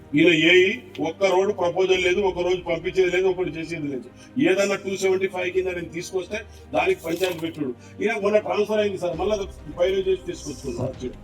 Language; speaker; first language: Telugu; non-native, local second language; Lambadi